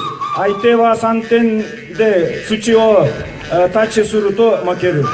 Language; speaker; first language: Japanese; non-native, fluent; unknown